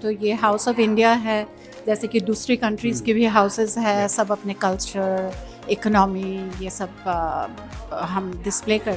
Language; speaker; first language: Hindi; non-native, local second language; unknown